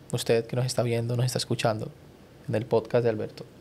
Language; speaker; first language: Spanish; native; Spanish